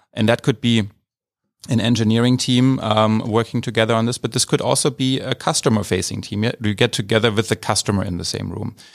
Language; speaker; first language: English; non-native, fluent; German